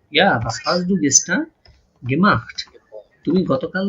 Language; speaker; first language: German; non-native, learner; Bangla